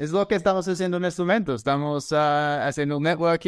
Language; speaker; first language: Spanish; non-native, fluent; English